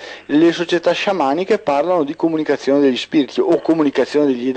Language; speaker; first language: Italian; native; Italian